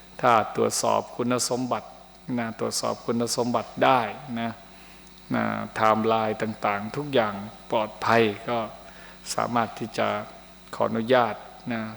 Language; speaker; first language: Thai; native; Thai